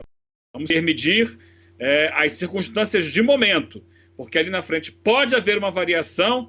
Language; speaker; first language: Portuguese; native; Portuguese